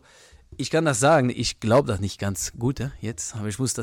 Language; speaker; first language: German; non-native, fluent; French